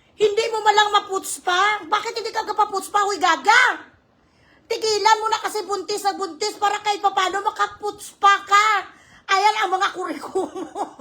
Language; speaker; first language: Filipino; non-native, local second language; Hiligaynon